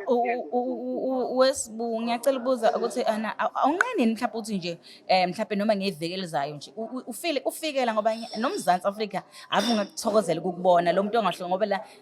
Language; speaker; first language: Zulu; native; Zulu